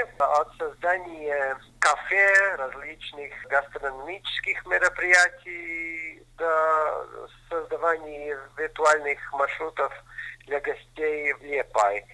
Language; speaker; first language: Russian; non-native, local second language; Latvian